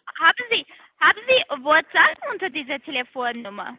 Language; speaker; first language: German; non-native, learner; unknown